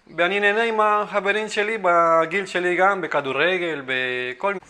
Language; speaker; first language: Hebrew; non-native, learner; Spanish